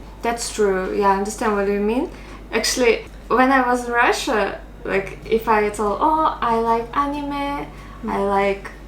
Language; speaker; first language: English; non-native, fluent; Russian